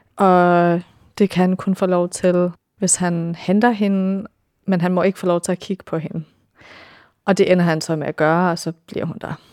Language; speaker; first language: Danish; early bilingual, heritage; Danish